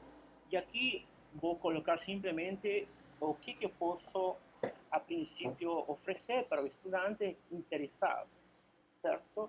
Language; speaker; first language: Portuguese; non-native, fluent; Spanish